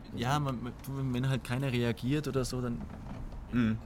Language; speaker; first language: German; native; German